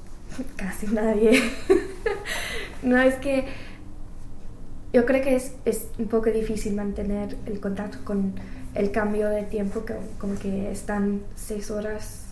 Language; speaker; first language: Spanish; non-native, learner; English